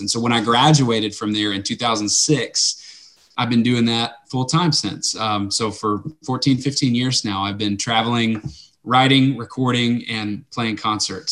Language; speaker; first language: English; native; English